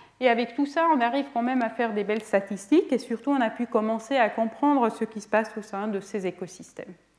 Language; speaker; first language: French; non-native, fluent; Swiss German